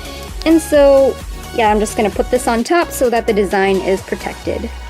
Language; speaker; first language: English; native; English